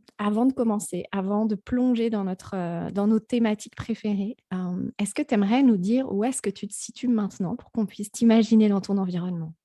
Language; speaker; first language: French; native; French